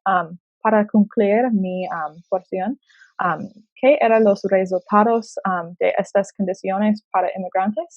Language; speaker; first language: Spanish; non-native, learner; English